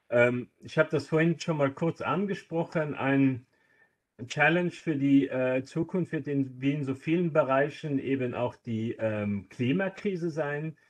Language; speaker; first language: German; non-native, local second language; Luxembourgish